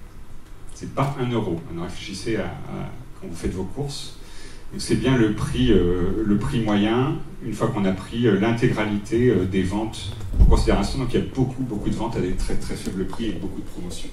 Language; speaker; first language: French; native; French